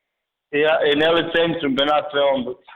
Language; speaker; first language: Dutch; non-native, fluent; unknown